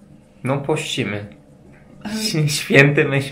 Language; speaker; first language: Polish; non-native, fluent; Turkish